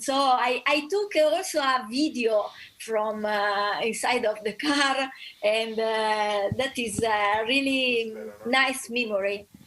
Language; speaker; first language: English; non-native, learner; Italian